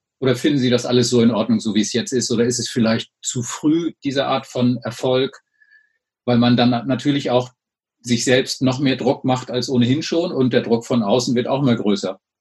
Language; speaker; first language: German; native; German